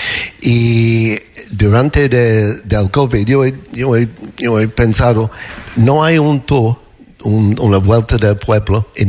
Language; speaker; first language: Spanish; non-native, fluent; English